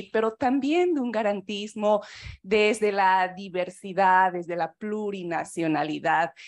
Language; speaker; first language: Spanish; native; Spanish